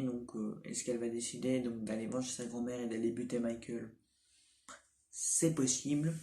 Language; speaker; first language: French; native; French